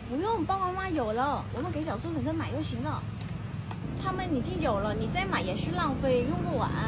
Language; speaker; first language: Chinese; non-native, fluent; Vietnamese